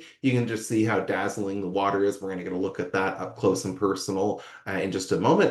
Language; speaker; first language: English; native; English